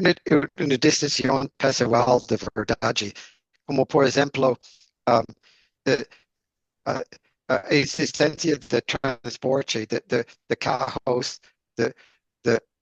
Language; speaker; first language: Portuguese; non-native, learner; English